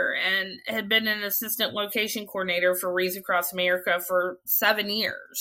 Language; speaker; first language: English; native; English